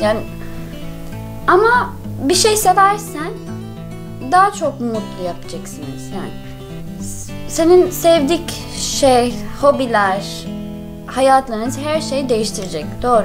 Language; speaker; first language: Turkish; non-native, learner; English